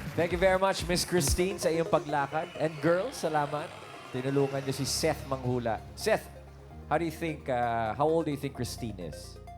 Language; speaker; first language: Filipino; native; Filipino